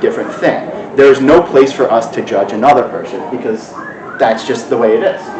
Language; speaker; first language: English; native; English